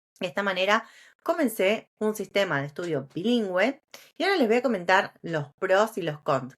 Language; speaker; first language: Spanish; native; Spanish